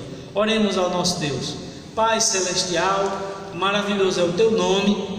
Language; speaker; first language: Portuguese; native; Portuguese